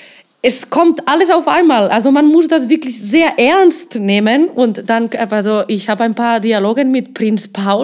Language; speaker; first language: German; non-native, fluent; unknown